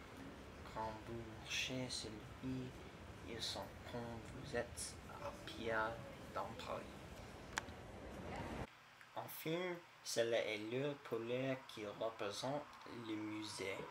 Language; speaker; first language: French; non-native, learner; English